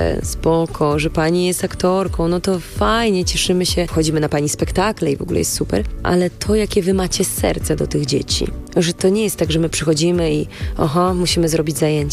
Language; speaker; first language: Polish; native; Polish